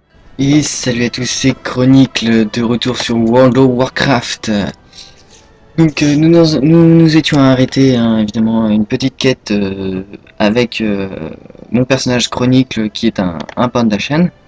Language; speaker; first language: French; native; French